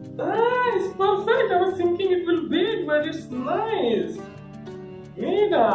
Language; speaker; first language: English; non-native, local second language; Hindi